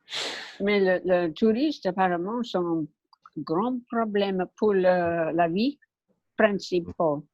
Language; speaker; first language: French; non-native, learner; English